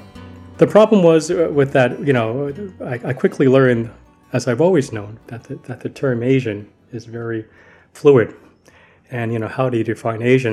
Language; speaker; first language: English; native; English